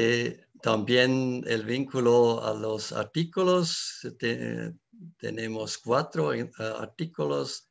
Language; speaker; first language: Spanish; non-native, learner; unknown